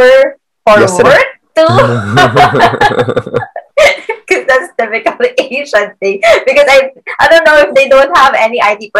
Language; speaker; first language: English; non-native, local second language; Filipino